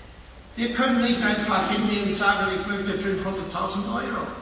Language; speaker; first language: German; non-native, fluent; English